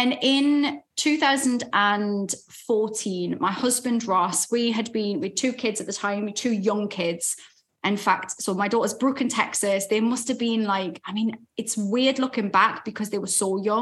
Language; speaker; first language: English; native; English